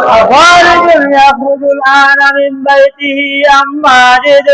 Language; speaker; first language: Arabic; non-native, learner; Bangla